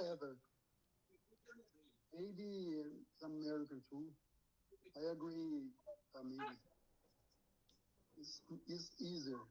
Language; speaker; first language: English; non-native, learner; Portuguese